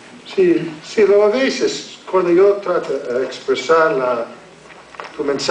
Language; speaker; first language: Spanish; non-native, learner; English